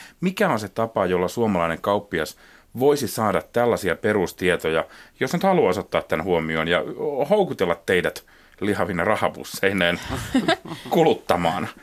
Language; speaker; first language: Finnish; native; Finnish